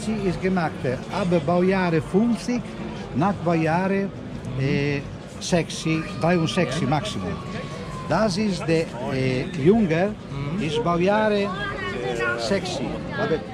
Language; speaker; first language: German; non-native, learner; Italian